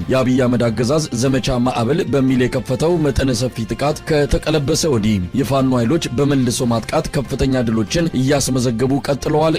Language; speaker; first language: Amharic; native; Amharic